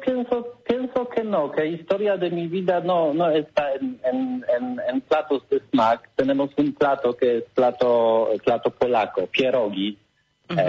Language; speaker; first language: Spanish; non-native, learner; Polish